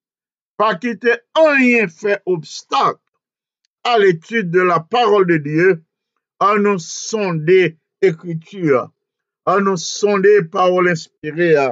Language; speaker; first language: French; non-native, local second language; Haitian Creole